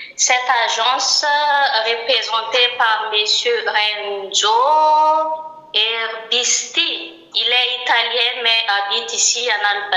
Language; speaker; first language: French; non-native, local second language; Malagasy